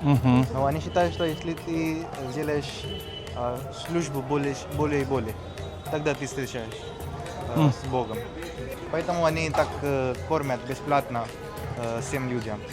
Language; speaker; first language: Russian; non-native, learner; Hindi